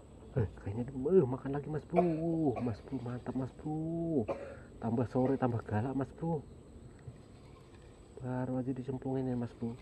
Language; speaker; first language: Indonesian; native; Indonesian